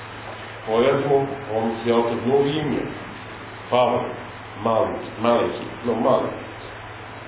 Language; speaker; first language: Russian; non-native, learner; English